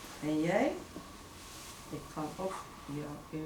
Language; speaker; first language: Dutch; non-native, learner; Chinese